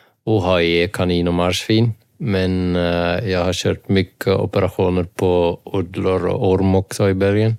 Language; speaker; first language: Swedish; non-native, fluent; Dutch